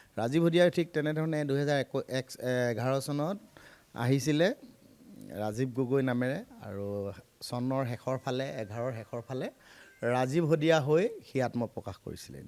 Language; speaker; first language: Assamese; native; Assamese